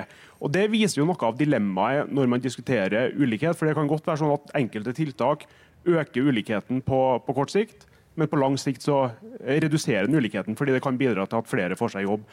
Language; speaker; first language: Norwegian; native; Norwegian